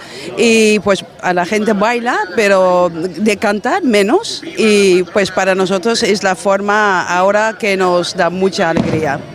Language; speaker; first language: Spanish; non-native, fluent; Dutch